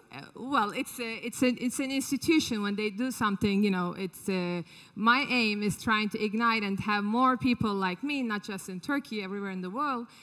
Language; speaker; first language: English; non-native, fluent; Turkish